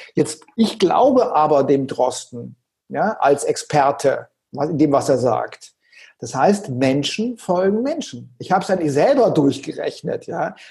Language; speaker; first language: German; native; German